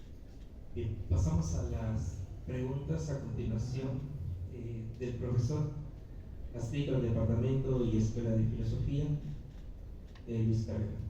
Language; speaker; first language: Spanish; native; Spanish